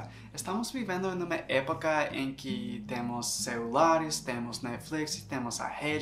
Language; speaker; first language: Portuguese; non-native, fluent; English